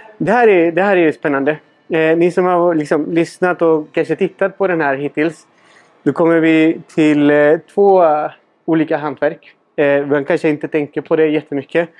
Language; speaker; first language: Swedish; non-native, fluent; Spanish